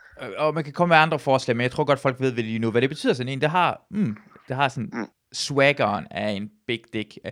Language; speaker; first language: Danish; early bilingual, other home language; Persian